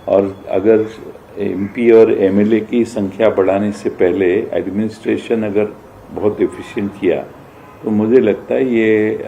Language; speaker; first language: Hindi; non-native, local second language; Marathi